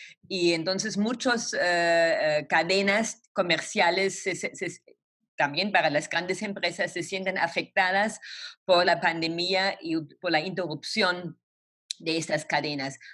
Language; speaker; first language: Spanish; non-native, fluent; German